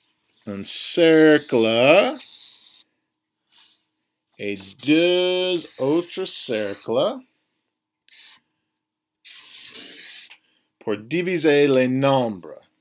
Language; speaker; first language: French; non-native, fluent; English